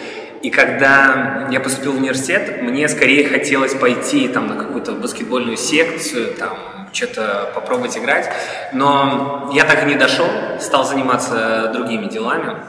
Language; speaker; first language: Russian; native; Russian